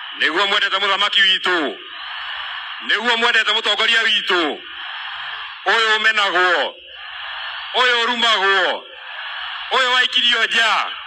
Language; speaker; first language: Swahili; non-native, local second language; Kikuyu